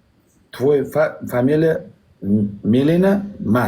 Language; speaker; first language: Russian; non-native, learner; Uzbek